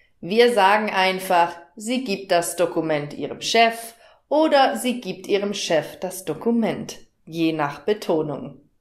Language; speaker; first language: German; native; German